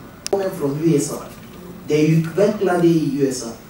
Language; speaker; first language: Swedish; non-native, learner; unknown